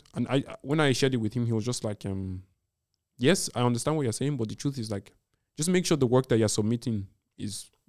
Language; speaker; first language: English; non-native, local second language; Yoruba